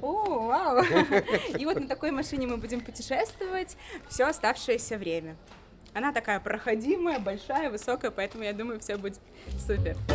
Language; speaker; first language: Russian; native; Russian